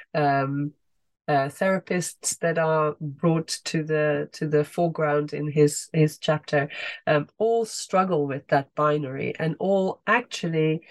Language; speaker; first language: English; non-native, fluent; Dutch